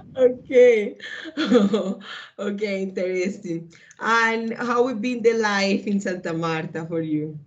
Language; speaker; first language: English; non-native, learner; Spanish